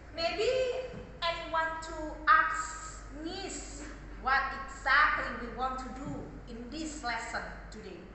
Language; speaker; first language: English; non-native, learner; Indonesian